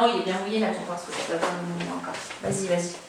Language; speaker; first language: French; native; French